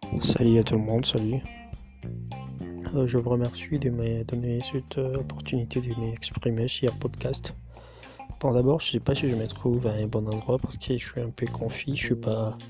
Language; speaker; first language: French; non-native, local second language; Swahili